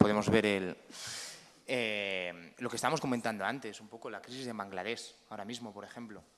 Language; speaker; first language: Spanish; native; Spanish